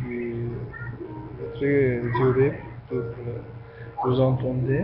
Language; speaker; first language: French; non-native, learner; Arabic